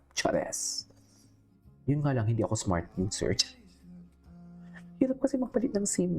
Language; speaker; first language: Filipino; native; Filipino